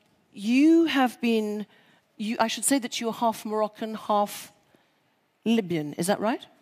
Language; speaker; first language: English; early bilingual, other home language; French